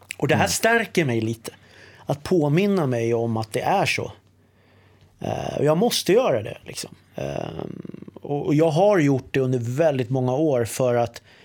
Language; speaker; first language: Swedish; native; Swedish